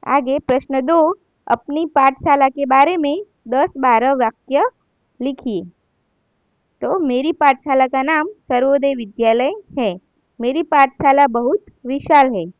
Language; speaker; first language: Hindi; non-native, local second language; Gujarati